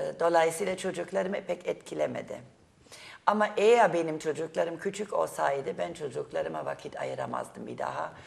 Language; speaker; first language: Turkish; non-native, fluent; German